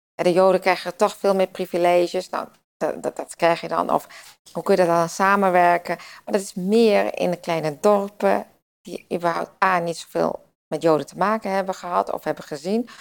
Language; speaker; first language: Dutch; native; Dutch